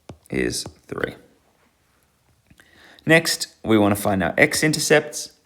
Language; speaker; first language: English; native; English